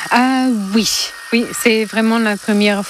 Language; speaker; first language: French; non-native, fluent; German